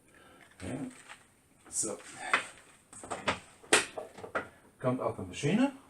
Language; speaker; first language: German; non-native, fluent; English